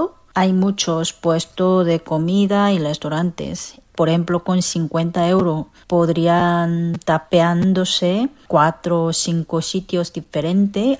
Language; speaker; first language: Spanish; non-native, fluent; Korean